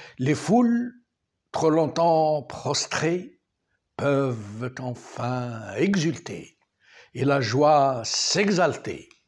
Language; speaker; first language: French; non-native, local second language; Arabic